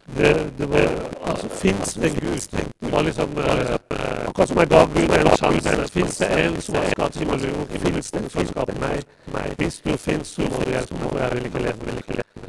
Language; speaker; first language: Norwegian; non-native, fluent; Persian